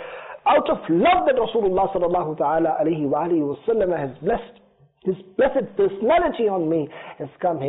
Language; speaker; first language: English; non-native, local second language; Urdu